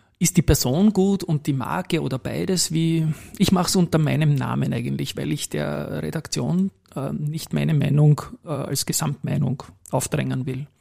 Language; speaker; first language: German; native; German